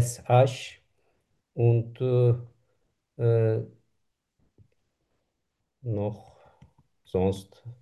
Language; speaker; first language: German; non-native, learner; Turkish